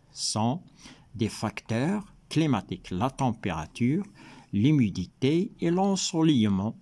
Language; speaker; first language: French; non-native, local second language; Arabic